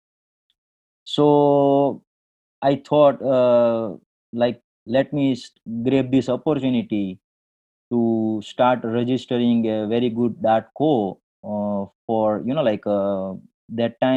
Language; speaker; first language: English; non-native, local second language; Gujarati